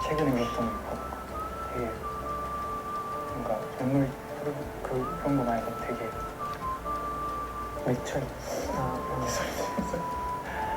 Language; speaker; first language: Korean; non-native, fluent; Japanese